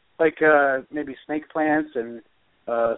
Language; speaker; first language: English; native; English